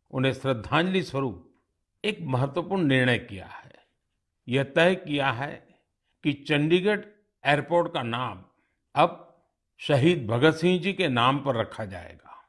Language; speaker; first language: Hindi; non-native, local second language; Gujarati